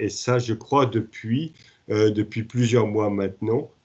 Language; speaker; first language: French; native; French